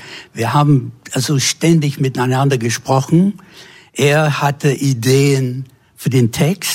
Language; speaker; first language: German; non-native, fluent; English